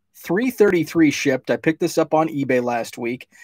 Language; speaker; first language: English; native; English